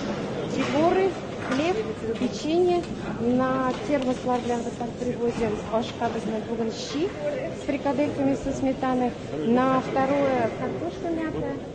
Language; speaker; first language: Russian; native; Russian